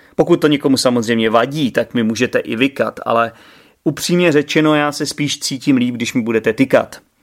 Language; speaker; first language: Czech; native; Czech